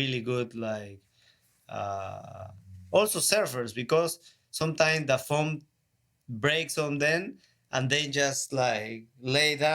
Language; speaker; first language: English; non-native, learner; Spanish